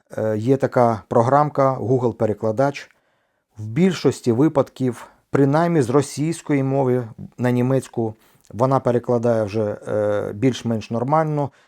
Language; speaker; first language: Ukrainian; non-native, local second language; Russian